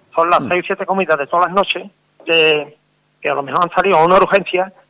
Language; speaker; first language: Spanish; native; Spanish